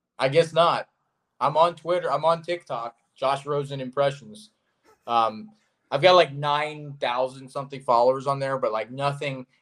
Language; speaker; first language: English; native; English